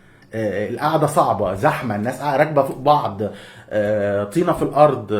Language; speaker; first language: Arabic; native; Arabic